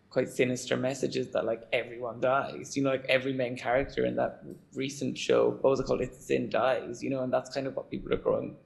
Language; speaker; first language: English; native; English